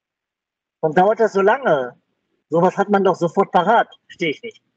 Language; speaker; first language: German; native; German